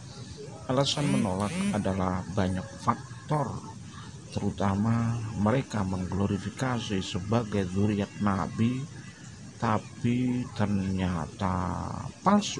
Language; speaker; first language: Indonesian; native; Indonesian